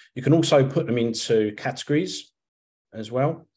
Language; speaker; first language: English; native; English